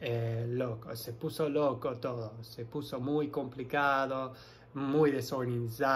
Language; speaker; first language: Spanish; non-native, fluent; English